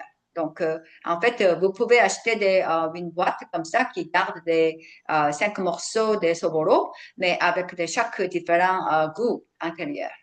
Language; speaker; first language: French; non-native, fluent; Korean